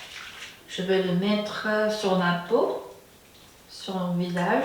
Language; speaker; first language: French; non-native, fluent; Korean